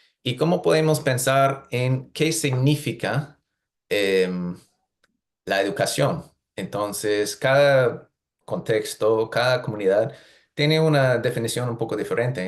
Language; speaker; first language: Spanish; non-native, fluent; English